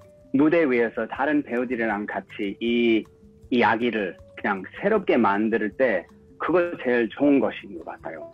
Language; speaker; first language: Korean; early bilingual, heritage; English